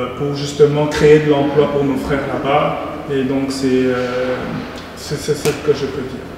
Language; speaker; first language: French; early bilingual, other home language; Lingala